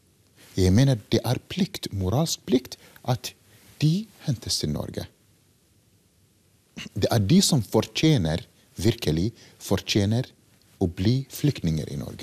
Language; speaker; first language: Norwegian; non-native, fluent; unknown